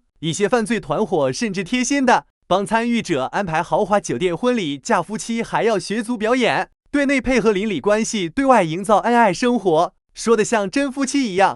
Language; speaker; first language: Chinese; native; Chinese